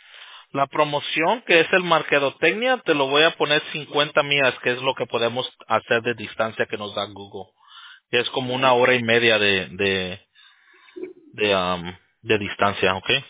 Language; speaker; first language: Spanish; early bilingual, heritage; Spanish